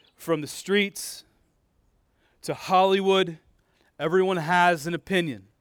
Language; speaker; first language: English; native; English